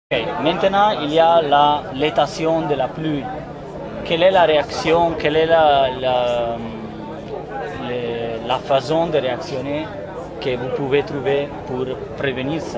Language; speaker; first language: French; non-native, learner; Italian